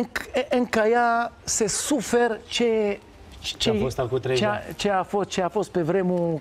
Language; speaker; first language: Romanian; non-native, fluent; Hebrew